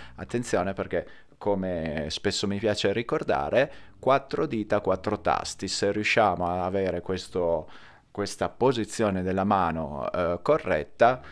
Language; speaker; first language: Italian; native; Italian